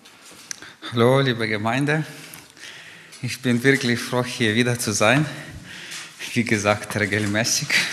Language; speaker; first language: German; non-native, fluent; Ukrainian